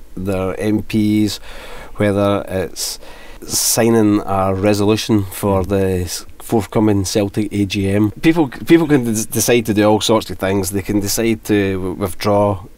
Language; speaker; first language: English; native; English